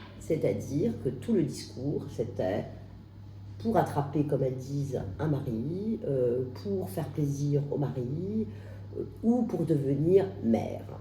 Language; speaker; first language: French; non-native, local second language; Arabic